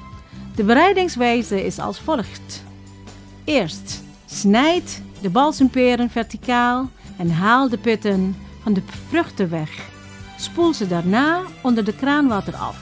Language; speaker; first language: Dutch; non-native, fluent; Indonesian